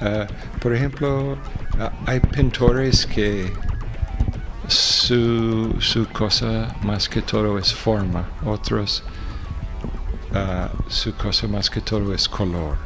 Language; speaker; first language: Spanish; non-native, fluent; English